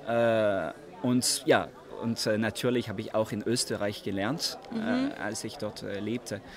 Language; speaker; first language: German; non-native, learner; French